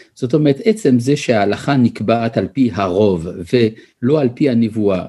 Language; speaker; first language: Hebrew; early bilingual, other home language; French